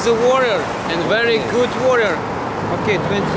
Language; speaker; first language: English; non-native, learner; Kazakh